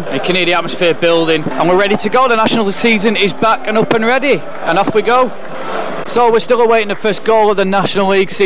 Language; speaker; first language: English; native; English